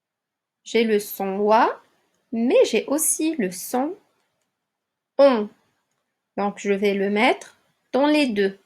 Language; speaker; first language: French; non-native, local second language; Arabic